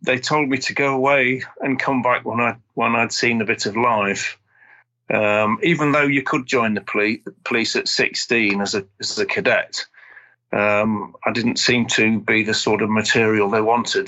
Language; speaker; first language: English; native; English